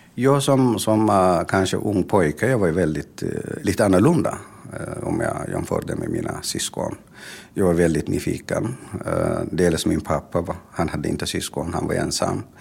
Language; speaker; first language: Swedish; non-native, fluent; Tigrinya